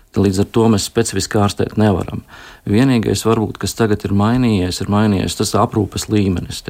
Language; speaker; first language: Latvian; native; Latvian